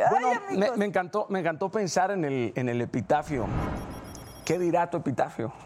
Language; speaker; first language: Spanish; native; Spanish